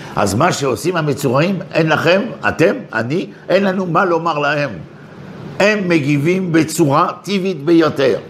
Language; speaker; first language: Hebrew; non-native, fluent; French